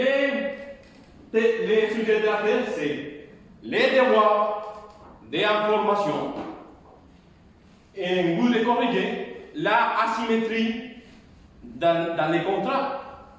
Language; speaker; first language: French; non-native, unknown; Spanish